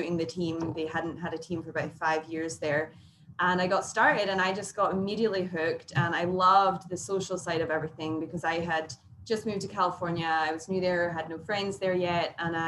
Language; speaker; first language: English; native; English